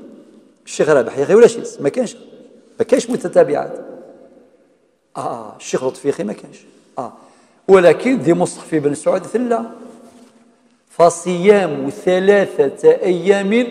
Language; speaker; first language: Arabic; non-native, local second language; Kabyle